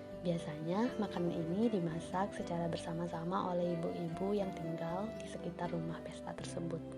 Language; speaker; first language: Indonesian; non-native, local second language; Minangkabau